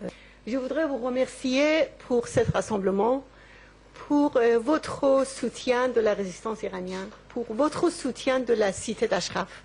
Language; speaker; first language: French; non-native, local second language; Persian